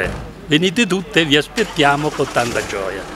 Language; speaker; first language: Italian; native; Italian